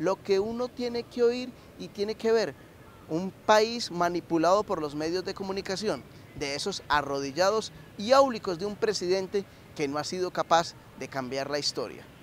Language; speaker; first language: Spanish; native; Spanish